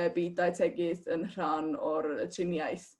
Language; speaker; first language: Welsh; non-native, fluent; Estonian